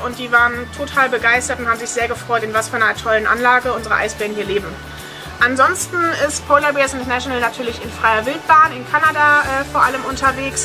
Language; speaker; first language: German; native; German